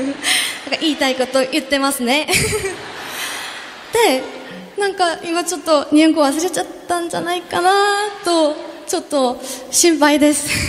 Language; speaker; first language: Japanese; non-native, fluent; Korean